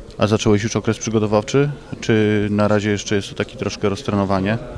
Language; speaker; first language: Polish; native; Polish